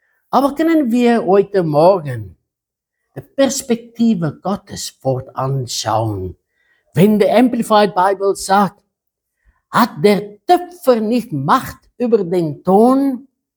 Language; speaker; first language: German; non-native, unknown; Afrikaans